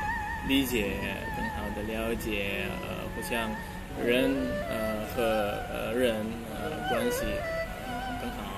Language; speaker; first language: Chinese; non-native, fluent; Indonesian